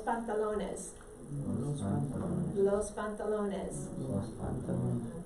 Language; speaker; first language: Spanish; non-native, fluent; English